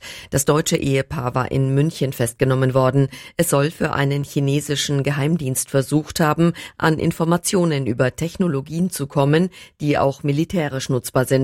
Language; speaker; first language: German; native; German